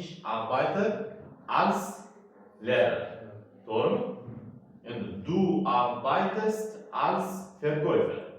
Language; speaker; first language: German; non-native, fluent; Uzbek